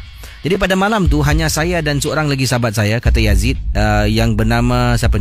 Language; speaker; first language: Malay; native; Malay